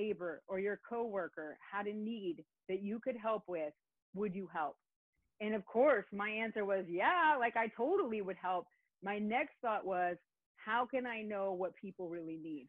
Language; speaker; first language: English; native; English